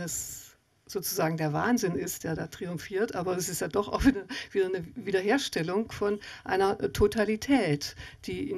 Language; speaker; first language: German; native; German